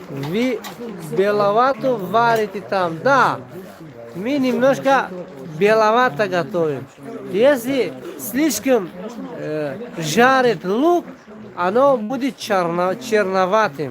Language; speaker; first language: Russian; non-native, local second language; Tajik